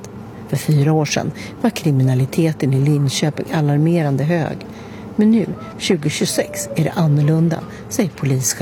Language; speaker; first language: Swedish; native; Swedish